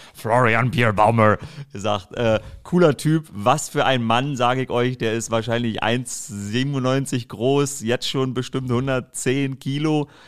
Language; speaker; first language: German; native; German